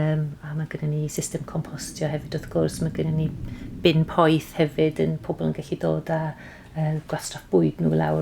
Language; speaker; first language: Welsh; native; Welsh